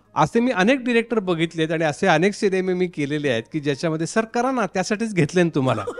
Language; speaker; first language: Marathi; native; Marathi